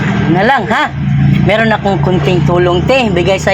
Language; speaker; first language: Filipino; non-native, local second language; Cebuano